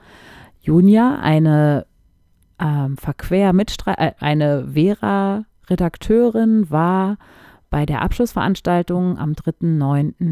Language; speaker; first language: German; native; German